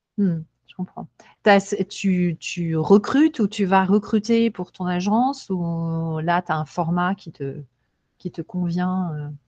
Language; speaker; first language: French; native; French